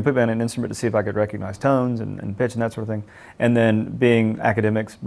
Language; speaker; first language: English; native; English